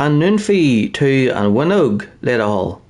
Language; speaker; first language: Irish; non-native, learner; English